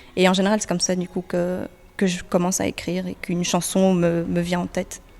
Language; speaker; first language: French; native; French